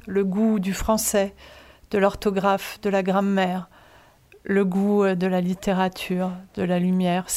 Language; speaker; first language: French; early bilingual, other home language; Italian